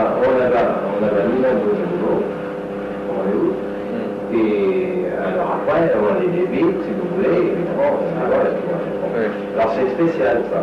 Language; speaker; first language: French; native; French